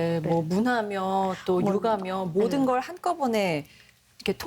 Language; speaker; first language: Korean; native; Korean